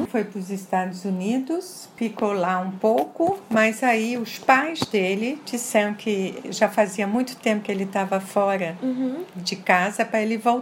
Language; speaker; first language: Portuguese; early bilingual, other home language; French